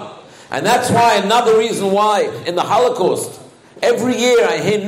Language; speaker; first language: English; native; English